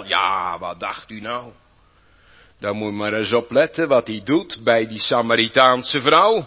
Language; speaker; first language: Dutch; native; Dutch